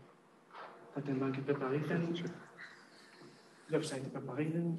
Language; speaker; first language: German; non-native, learner; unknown